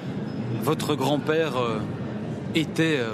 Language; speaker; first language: French; native; French